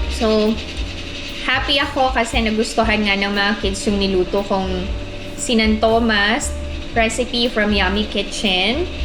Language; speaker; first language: Filipino; native; Filipino